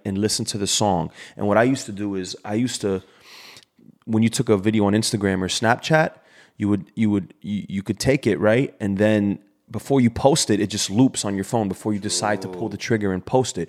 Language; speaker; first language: English; native; English